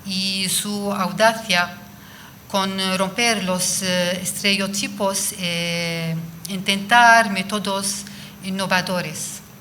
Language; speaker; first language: Spanish; non-native, fluent; Arabic